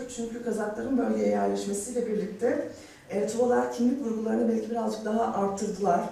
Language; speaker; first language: Turkish; native; Turkish